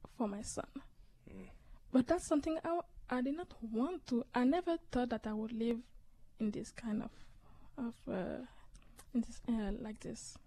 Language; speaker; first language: English; native; English